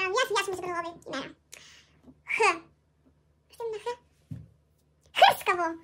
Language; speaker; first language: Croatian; non-native, fluent; Russian